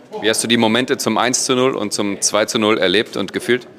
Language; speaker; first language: German; native; German